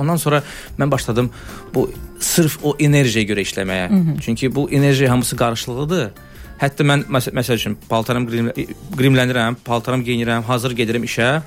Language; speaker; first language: Azerbaijani; early bilingual, heritage; Azerbaijani